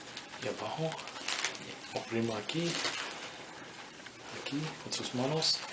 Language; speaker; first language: Spanish; non-native, learner; English